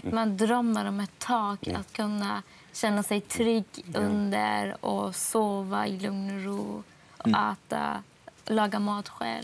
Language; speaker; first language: Swedish; non-native, fluent; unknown